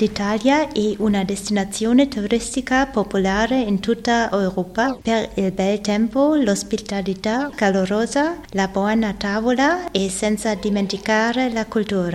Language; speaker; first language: Italian; non-native, learner; German